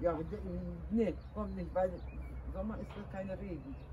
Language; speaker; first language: German; non-native, fluent; Turkish